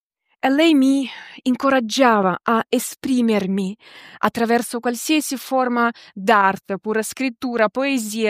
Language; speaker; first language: Italian; non-native, fluent; Ukrainian